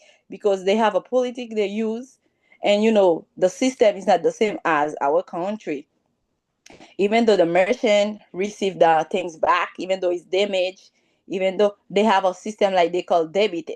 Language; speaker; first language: English; non-native, learner; Haitian Creole